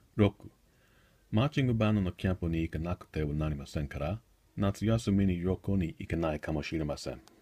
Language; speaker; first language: Japanese; non-native, learner; English